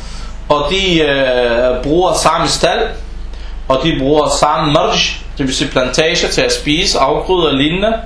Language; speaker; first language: Danish; early bilingual, other home language; Arabic